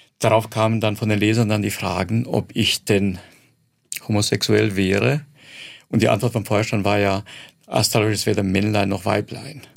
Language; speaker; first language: German; non-native, fluent; Croatian